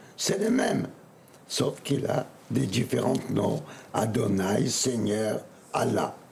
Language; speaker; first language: French; non-native, fluent; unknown